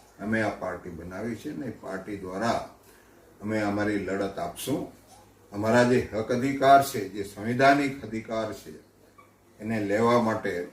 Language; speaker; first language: Gujarati; non-native, local second language; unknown